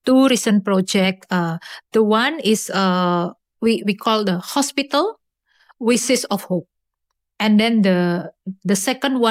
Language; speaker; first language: English; non-native, learner; Indonesian